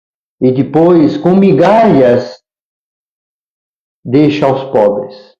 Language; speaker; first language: Portuguese; native; Portuguese